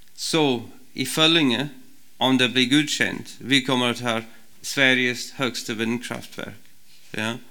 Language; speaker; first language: Swedish; non-native, learner; English